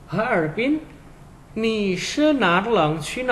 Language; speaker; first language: Chinese; non-native, fluent; Indonesian